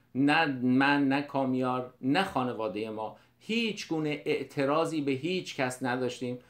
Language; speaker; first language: Persian; native; Persian